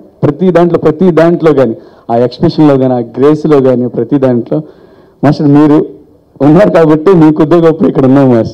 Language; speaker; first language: Telugu; native; Telugu